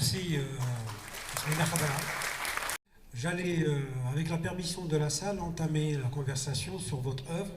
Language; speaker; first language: French; non-native, local second language; Kabyle